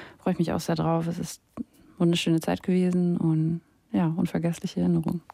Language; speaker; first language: German; early bilingual, other home language; Russian